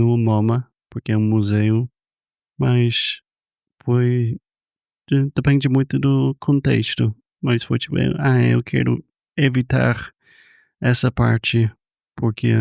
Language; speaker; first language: Portuguese; non-native, fluent; English